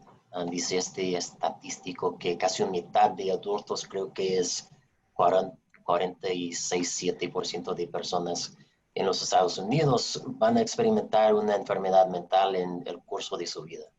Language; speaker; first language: Spanish; non-native, fluent; English